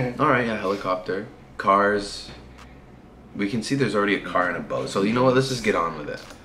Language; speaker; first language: English; native; English